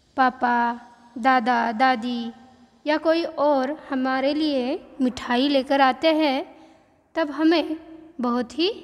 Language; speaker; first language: Hindi; non-native, local second language; Marathi